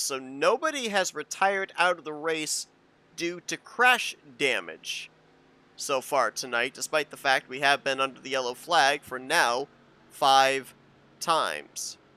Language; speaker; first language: English; native; English